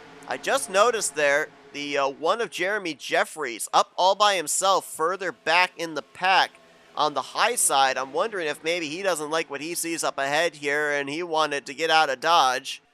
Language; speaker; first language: English; native; English